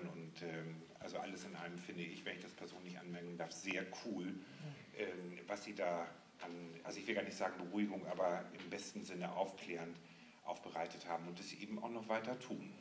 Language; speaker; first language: German; native; German